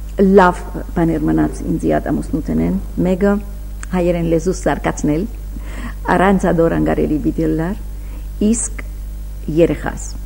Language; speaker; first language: Armenian; early bilingual, heritage; Armenian